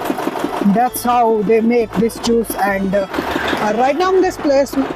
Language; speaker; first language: English; non-native, learner; Hindi